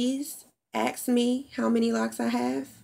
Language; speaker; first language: English; native; English